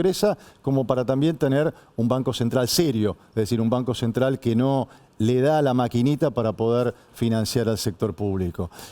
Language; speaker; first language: Spanish; native; Spanish